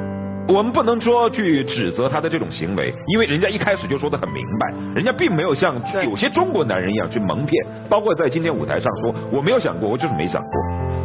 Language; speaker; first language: Chinese; native; Chinese